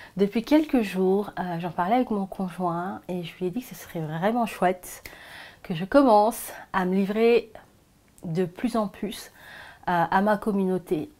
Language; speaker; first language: French; non-native, local second language; Wolof